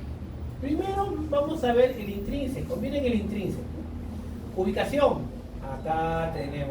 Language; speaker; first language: Spanish; native; Spanish